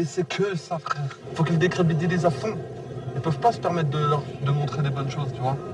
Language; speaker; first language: French; native; French